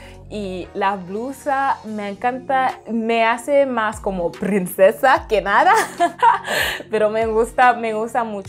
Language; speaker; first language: Spanish; non-native, fluent; English